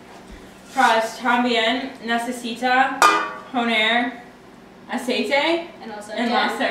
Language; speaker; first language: Spanish; non-native, learner; English